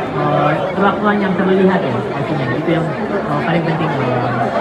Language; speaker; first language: Indonesian; non-native, fluent; Korean